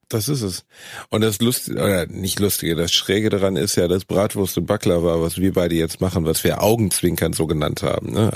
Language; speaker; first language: German; native; German